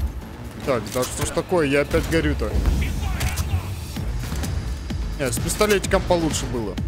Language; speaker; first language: Russian; native; Russian